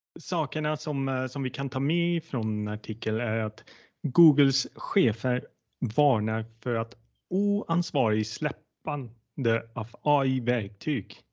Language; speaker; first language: Swedish; non-native, fluent; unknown